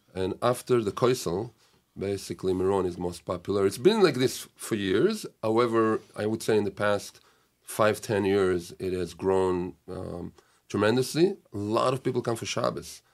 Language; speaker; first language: English; non-native, fluent; Hebrew